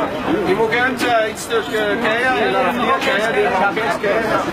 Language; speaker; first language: Danish; non-native, fluent; Arabic